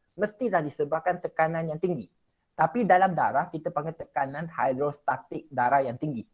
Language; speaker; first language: Malay; non-native, local second language; Chinese